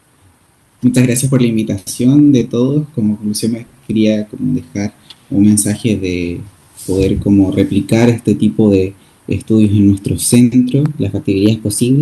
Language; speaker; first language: Spanish; native; Spanish